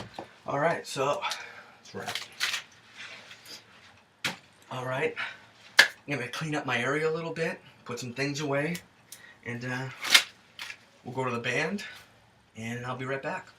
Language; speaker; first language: English; native; English